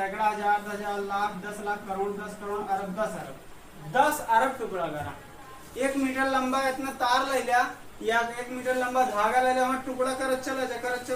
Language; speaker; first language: Hindi; native; Hindi